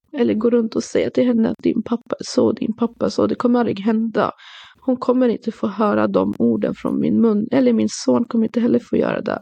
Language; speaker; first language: Swedish; early bilingual, other home language; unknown